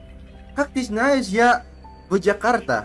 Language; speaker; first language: Russian; non-native, learner; Indonesian